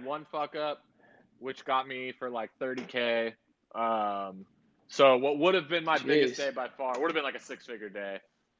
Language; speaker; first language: English; native; English